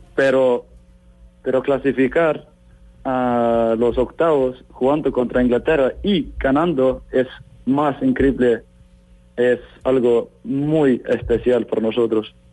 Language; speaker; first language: Spanish; non-native, fluent; Icelandic